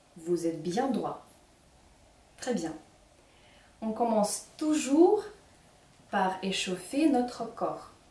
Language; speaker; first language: French; non-native, fluent; Ukrainian